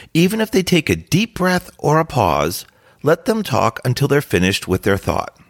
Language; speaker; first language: English; native; English